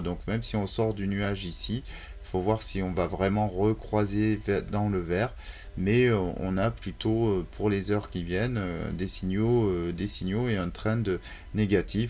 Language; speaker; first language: French; native; French